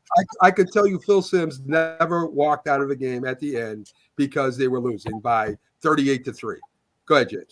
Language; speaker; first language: English; native; English